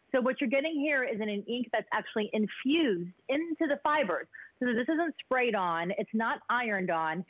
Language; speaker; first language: English; native; English